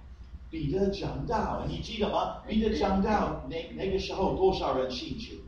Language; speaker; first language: Chinese; non-native, fluent; English